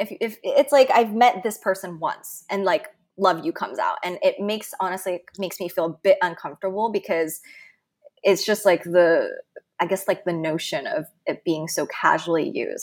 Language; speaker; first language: English; non-native, local second language; Cantonese